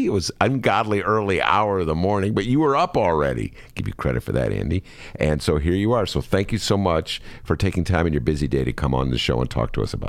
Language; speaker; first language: English; native; English